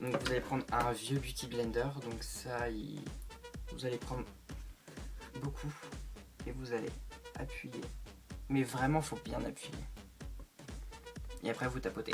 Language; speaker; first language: French; native; French